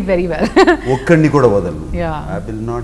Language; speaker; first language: Telugu; native; Telugu